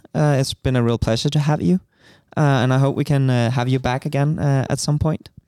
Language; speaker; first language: English; non-native, fluent; Danish